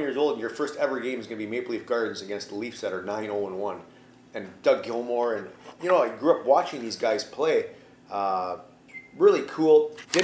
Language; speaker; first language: English; native; English